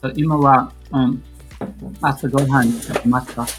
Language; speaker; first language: Japanese; non-native, learner; English